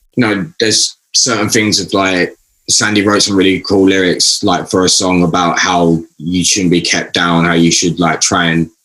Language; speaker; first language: English; native; English